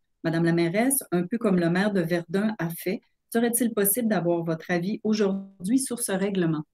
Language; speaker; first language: French; native; French